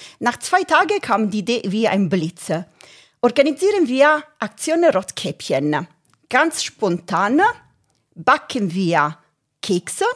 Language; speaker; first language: German; non-native, fluent; Italian